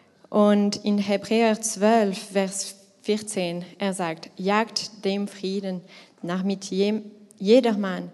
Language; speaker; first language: German; non-native, learner; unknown